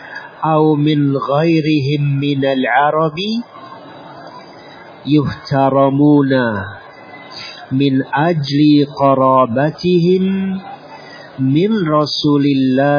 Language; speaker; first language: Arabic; non-native, fluent; Indonesian